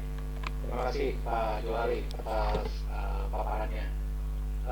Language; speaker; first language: Indonesian; native; Indonesian